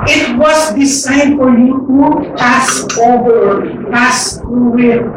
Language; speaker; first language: English; non-native, local second language; Filipino